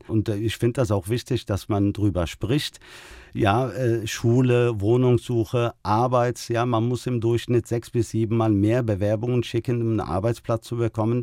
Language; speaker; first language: German; early bilingual, other home language; Turkish